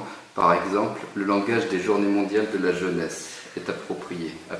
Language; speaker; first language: French; native; French